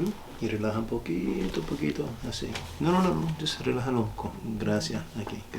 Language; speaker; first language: Spanish; early bilingual, heritage; Spanish